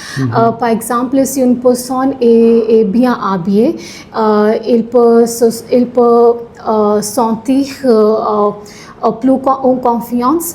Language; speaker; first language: French; non-native, learner; Punjabi